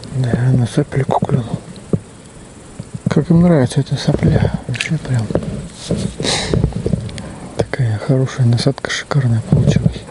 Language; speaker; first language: Russian; native; Russian